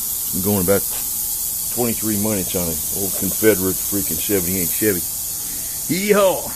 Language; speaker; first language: English; native; English